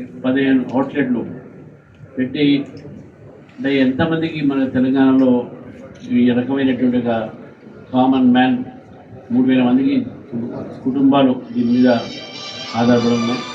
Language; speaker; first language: Telugu; native; Telugu